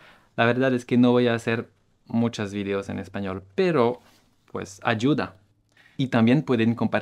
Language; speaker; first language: Spanish; non-native, fluent; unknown